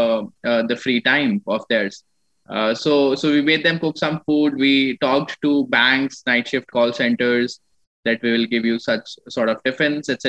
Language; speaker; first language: English; non-native, local second language; Punjabi